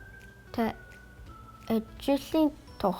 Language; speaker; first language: Mongolian; early bilingual, heritage; Mongolian